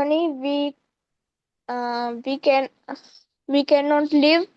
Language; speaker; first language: English; non-native, learner; Hindi